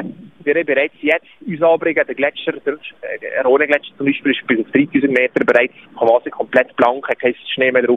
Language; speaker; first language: German; native; German